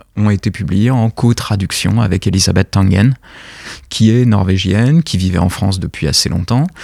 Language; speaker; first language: French; native; French